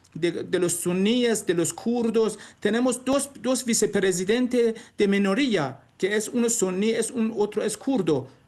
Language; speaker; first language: Spanish; non-native, learner; Persian